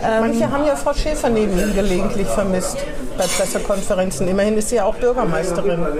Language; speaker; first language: German; native; German